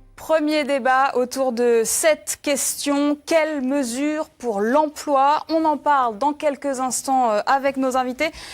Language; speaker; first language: French; native; French